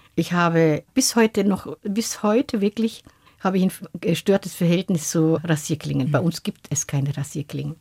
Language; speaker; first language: German; non-native, fluent; Somali